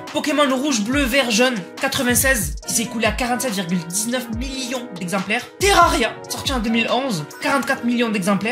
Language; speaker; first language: French; native; French